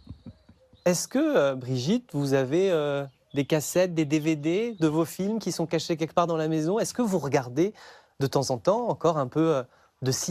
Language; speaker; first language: French; native; French